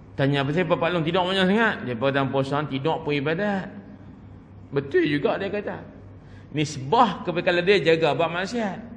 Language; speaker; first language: Malay; native; Malay